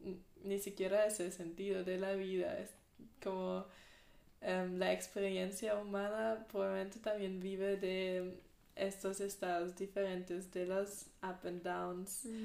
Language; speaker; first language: Spanish; non-native, fluent; German